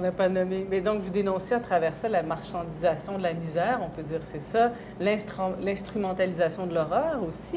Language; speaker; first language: French; native; French